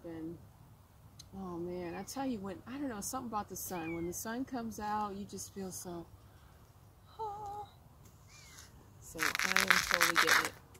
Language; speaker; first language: English; native; English